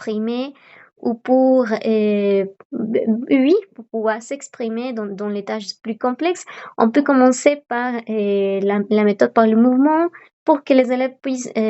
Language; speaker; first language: French; non-native, fluent; Spanish